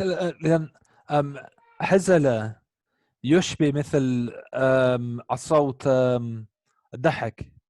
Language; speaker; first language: Arabic; non-native, learner; English